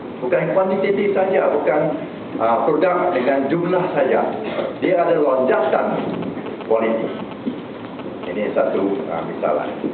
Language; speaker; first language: Malay; non-native, local second language; Chinese